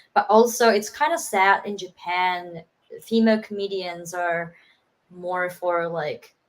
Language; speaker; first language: English; non-native, fluent; Japanese